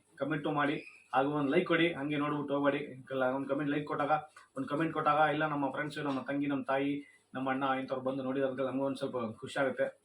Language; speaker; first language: Kannada; non-native, local second language; Urdu